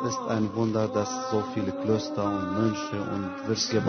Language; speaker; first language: German; non-native, fluent; Arabic